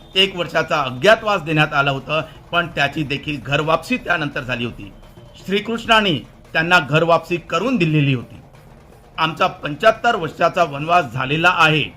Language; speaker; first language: Marathi; non-native, local second language; Lambadi